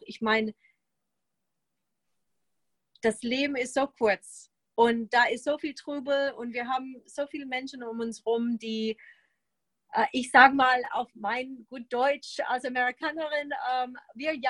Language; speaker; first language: German; non-native, fluent; English